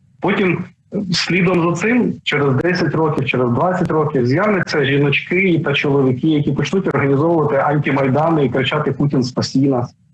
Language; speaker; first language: Ukrainian; non-native, local second language; Russian